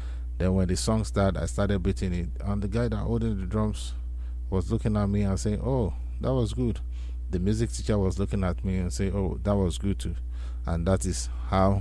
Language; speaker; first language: English; non-native, local second language; Yoruba